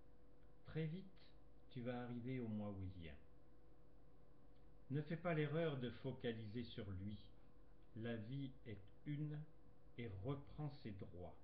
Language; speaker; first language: French; native; French